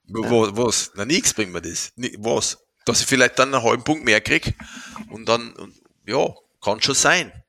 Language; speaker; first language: German; non-native, fluent; French